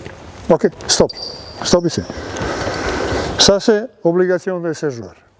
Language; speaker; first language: French; non-native, learner; Serbian